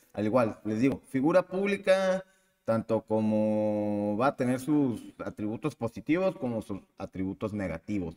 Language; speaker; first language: Spanish; native; Spanish